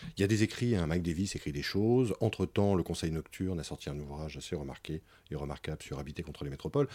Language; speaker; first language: French; native; French